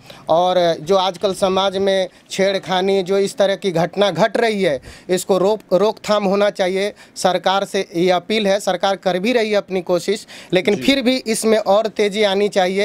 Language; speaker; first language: Hindi; native; Hindi